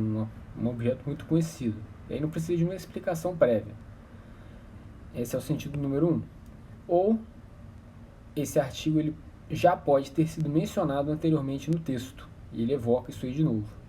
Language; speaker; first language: Portuguese; native; Portuguese